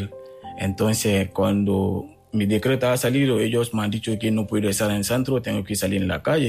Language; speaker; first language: Spanish; non-native, fluent; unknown